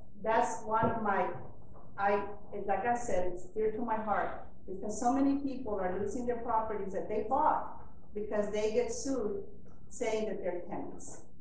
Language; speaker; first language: English; early bilingual, other home language; Spanish